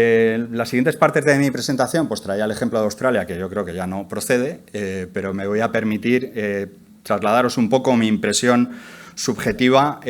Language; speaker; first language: Spanish; native; Spanish